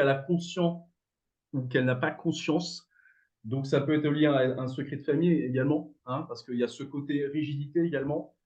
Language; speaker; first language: French; native; French